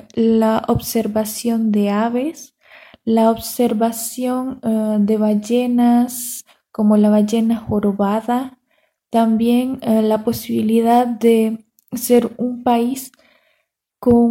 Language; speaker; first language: Spanish; native; Spanish